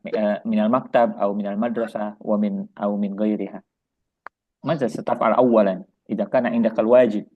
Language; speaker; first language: Arabic; non-native, fluent; Indonesian